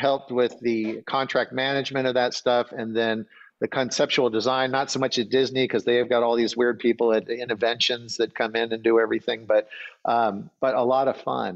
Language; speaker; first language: English; native; English